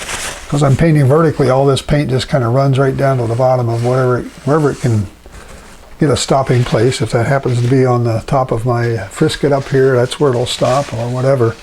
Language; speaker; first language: English; native; English